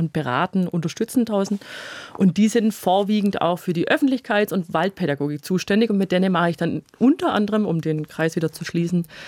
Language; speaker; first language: German; native; German